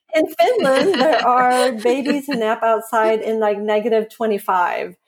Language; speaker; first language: English; non-native, fluent; Swedish